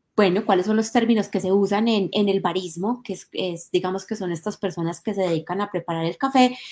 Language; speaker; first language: Spanish; native; Spanish